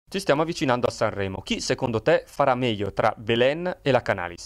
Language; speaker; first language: Italian; native; Italian